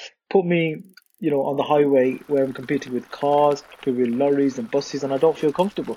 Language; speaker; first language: English; native; English